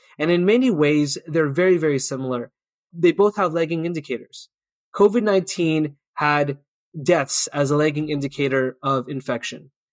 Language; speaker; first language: English; early bilingual, other home language; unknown